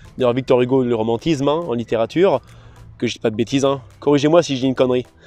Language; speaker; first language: French; native; French